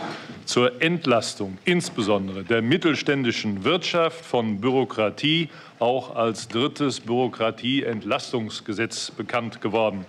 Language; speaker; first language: German; native; German